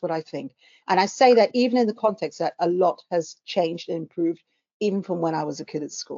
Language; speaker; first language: English; native; English